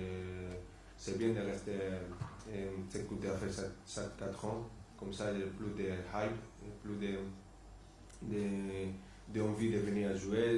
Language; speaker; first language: French; non-native, fluent; Spanish